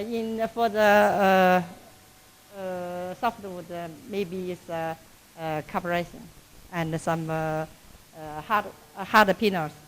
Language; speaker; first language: English; non-native, learner; Chinese